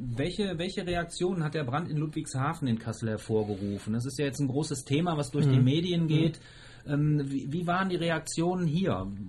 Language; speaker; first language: German; native; German